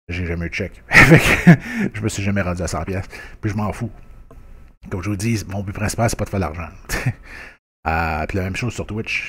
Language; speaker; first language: French; native; French